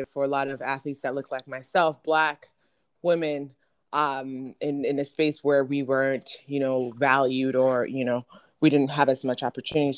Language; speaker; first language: English; non-native, local second language; Akan